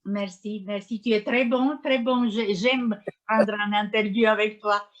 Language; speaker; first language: French; non-native, learner; Romanian